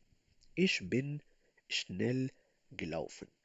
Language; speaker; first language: German; non-native, fluent; Urdu